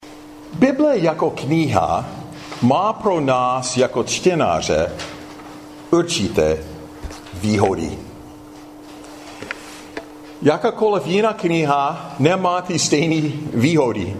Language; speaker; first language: Czech; non-native, fluent; English